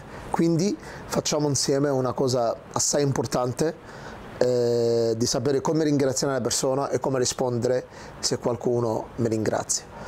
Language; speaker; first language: Italian; non-native, fluent; Arabic